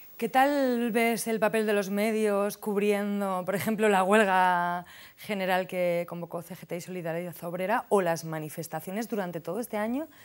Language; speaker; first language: Spanish; native; Spanish